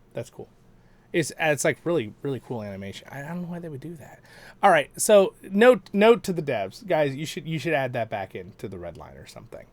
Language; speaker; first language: English; native; English